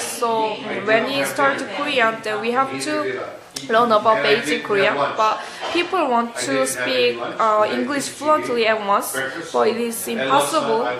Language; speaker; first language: English; non-native, learner; Korean